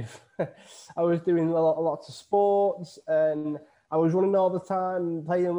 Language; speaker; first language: English; native; English